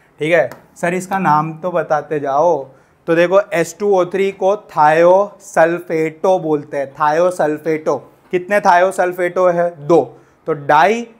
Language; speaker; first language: Hindi; non-native, local second language; Gujarati